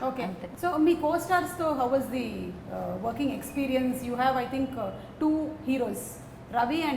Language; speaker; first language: Telugu; native; Telugu